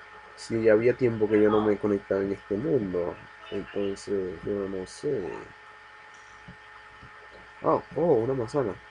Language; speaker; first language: Spanish; native; Spanish